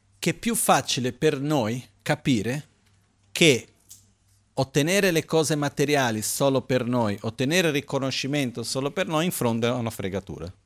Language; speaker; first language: Italian; non-native, fluent; Portuguese